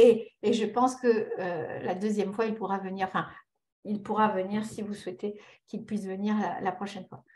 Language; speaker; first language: French; early bilingual, other home language; Spanish